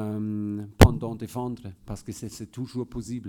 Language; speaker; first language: French; non-native, fluent; German